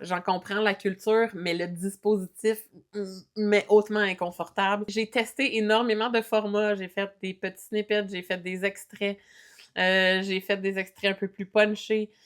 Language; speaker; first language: French; native; French